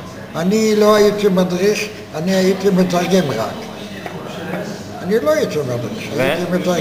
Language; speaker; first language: Hebrew; non-native, fluent; Polish